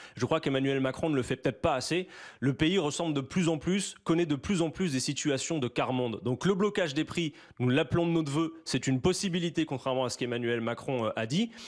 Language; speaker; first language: French; native; French